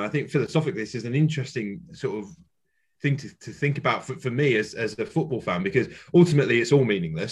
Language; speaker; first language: English; native; English